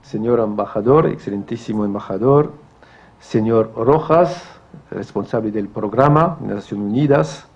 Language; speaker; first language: Spanish; non-native, fluent; French